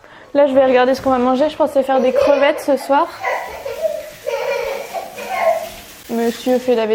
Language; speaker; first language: French; native; French